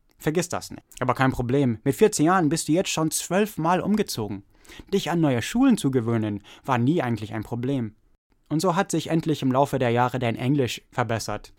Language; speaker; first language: German; early bilingual, other home language; English